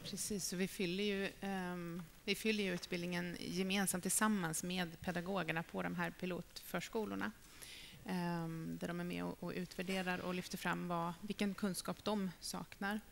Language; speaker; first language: Swedish; native; Swedish